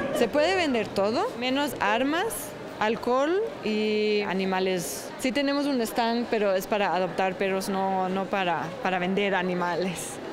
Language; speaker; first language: Spanish; non-native, fluent; German